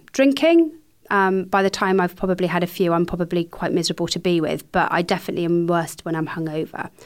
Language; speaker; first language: English; native; English